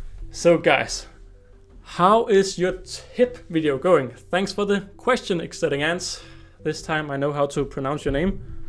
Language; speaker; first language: English; non-native, fluent; Danish